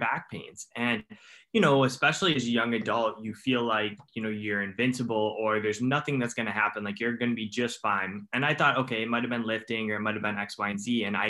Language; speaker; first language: English; native; English